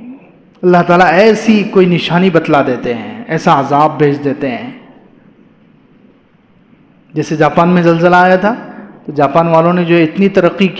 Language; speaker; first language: Urdu; native; Urdu